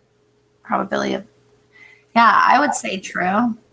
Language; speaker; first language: English; native; English